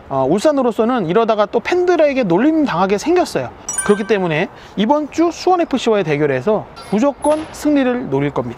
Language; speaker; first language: Korean; native; Korean